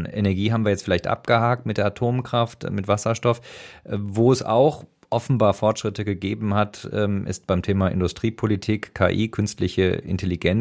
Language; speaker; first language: German; native; German